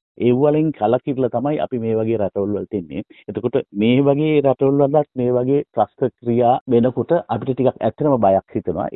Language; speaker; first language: Sinhala; non-native, local second language; Tamil